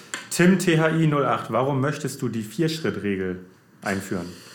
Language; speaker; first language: German; native; German